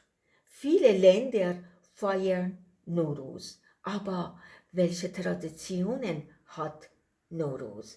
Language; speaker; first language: German; non-native, learner; Persian